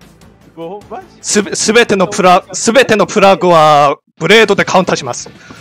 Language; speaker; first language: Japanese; non-native, learner; Korean